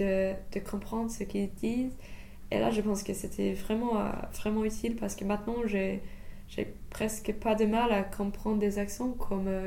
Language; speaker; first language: French; non-native, fluent; English